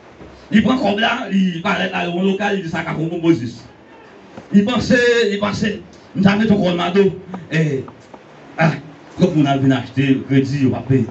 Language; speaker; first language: French; non-native, learner; Haitian Creole